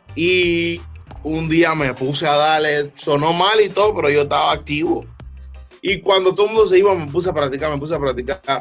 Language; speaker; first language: Spanish; native; Spanish